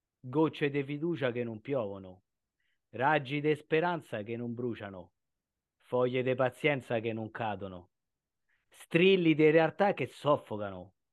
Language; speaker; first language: Italian; native; Italian